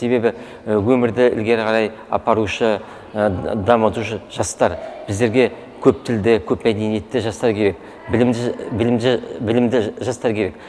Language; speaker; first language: Kazakh; non-native, local second language; Russian